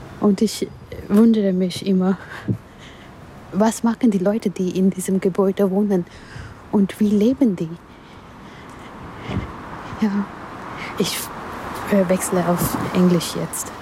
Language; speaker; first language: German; non-native, learner; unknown